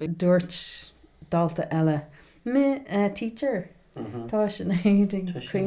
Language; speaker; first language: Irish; non-native, local second language; English